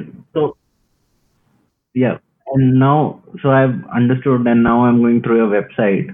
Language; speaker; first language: English; non-native, local second language; Hindi